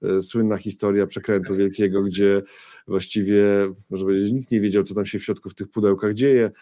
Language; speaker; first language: Polish; native; Polish